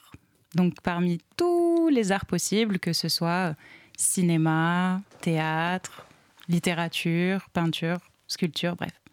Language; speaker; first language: French; native; French